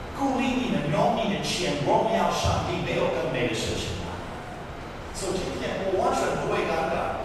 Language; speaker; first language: Chinese; non-native, fluent; English